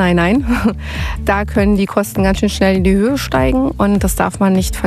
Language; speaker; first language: German; native; German